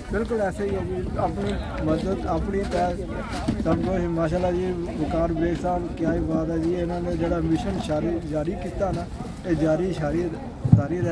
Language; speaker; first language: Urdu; non-native, local second language; Punjabi